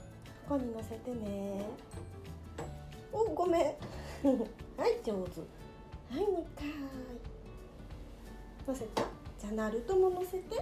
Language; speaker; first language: Japanese; native; Japanese